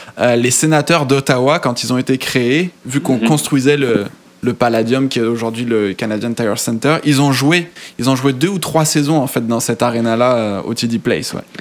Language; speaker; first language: French; native; French